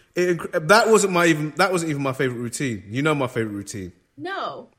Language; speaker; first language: English; native; English